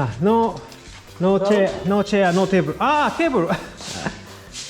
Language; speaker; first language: English; non-native, learner; Japanese